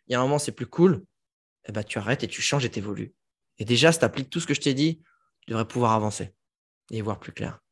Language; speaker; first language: French; native; French